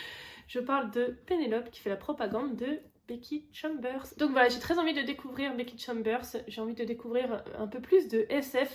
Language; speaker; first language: French; native; French